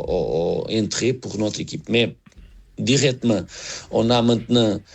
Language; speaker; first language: French; non-native, learner; Portuguese